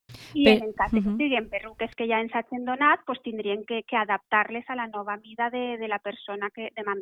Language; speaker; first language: Catalan; native; Catalan